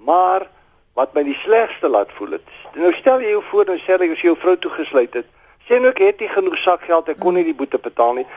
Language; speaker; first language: Afrikaans; native; Afrikaans